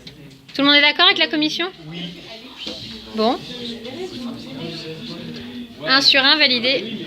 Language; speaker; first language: French; native; French